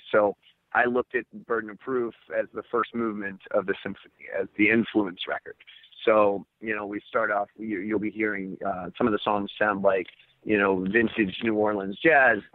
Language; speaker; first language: English; native; English